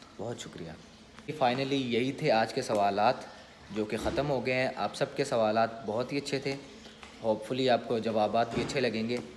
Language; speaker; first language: Urdu; native; Urdu